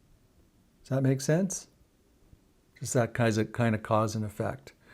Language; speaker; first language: English; native; English